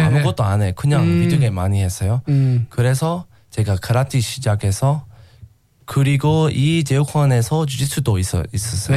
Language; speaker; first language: Korean; non-native, learner; English